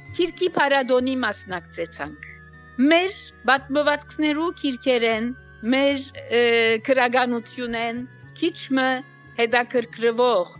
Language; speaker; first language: Armenian; native; Armenian